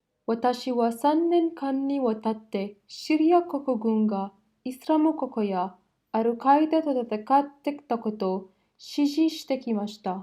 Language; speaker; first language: Japanese; non-native, fluent; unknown